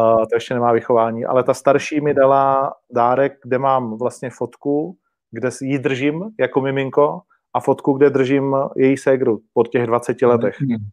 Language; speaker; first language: Czech; native; Czech